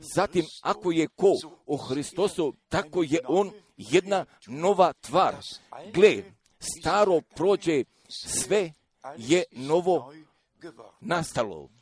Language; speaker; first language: Croatian; early bilingual, heritage; Croatian